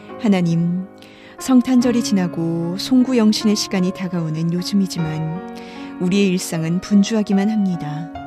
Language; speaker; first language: Korean; native; Korean